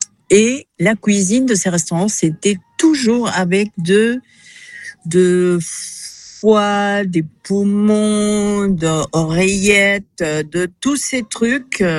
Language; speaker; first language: French; non-native, fluent; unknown